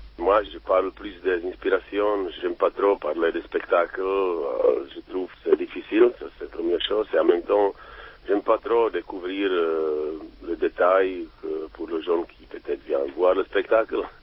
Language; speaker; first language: French; non-native, fluent; Czech